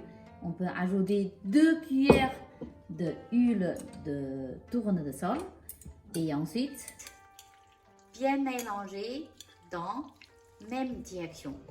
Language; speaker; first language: French; non-native, local second language; Chinese